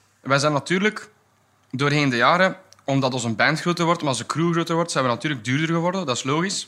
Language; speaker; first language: Dutch; native; Dutch